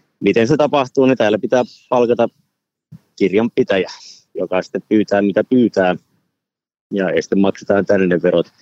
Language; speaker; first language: Finnish; native; Finnish